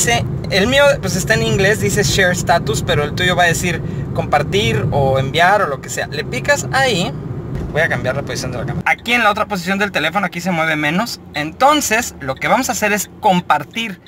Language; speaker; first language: Spanish; native; Spanish